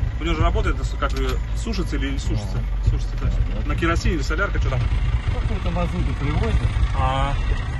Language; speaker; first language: Russian; native; Russian